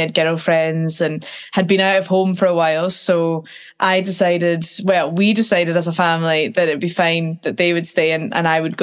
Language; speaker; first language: English; native; English